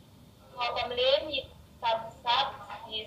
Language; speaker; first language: Cantonese; non-native, learner; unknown